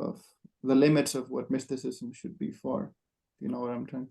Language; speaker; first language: English; non-native, fluent; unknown